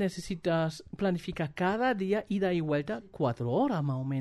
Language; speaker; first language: Spanish; non-native, fluent; German